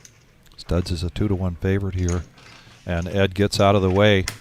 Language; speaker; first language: English; native; English